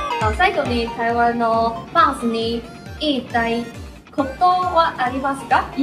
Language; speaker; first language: Japanese; non-native, learner; Chinese